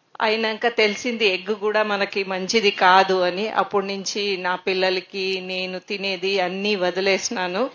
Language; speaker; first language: Telugu; native; Telugu